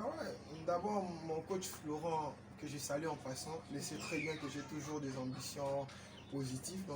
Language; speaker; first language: French; non-native, local second language; Lingala